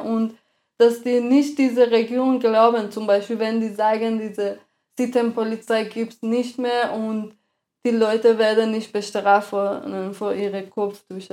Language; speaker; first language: German; non-native, fluent; Persian